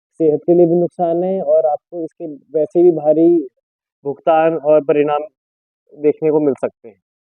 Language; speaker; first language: Hindi; non-native, local second language; Punjabi